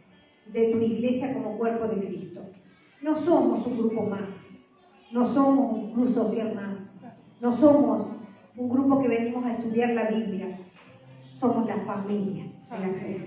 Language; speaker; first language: Spanish; native; Spanish